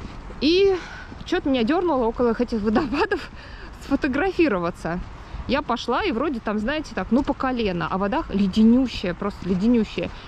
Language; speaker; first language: Russian; native; Russian